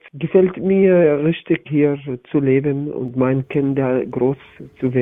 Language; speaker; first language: German; non-native, learner; Arabic